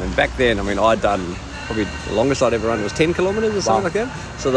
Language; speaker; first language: English; native; English